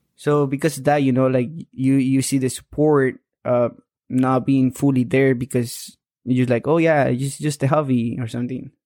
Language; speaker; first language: English; non-native, fluent; Spanish